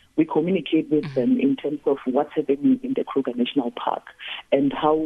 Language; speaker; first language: English; non-native, local second language; Tsonga